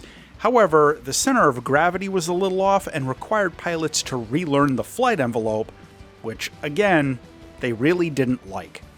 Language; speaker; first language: English; native; English